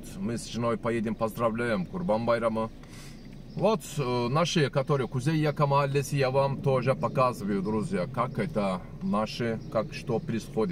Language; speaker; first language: Russian; non-native, learner; Turkish